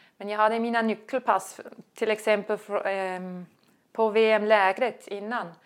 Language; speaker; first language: Swedish; non-native, fluent; German